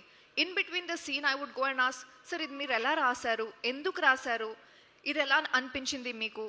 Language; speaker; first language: Telugu; non-native, learner; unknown